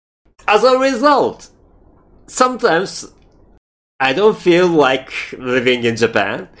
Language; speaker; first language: English; non-native, learner; Japanese